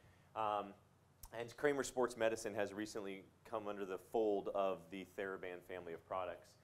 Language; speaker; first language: English; native; English